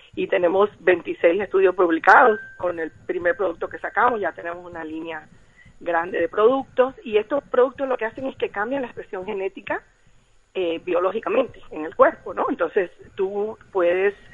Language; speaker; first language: Spanish; native; Spanish